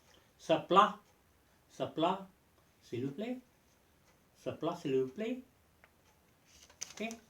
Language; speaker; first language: French; non-native, learner; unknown